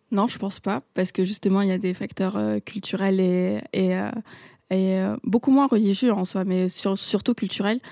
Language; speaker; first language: French; non-native, local second language; Arabic